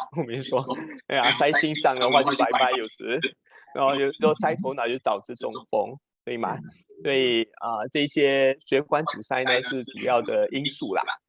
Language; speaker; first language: Chinese; native; Chinese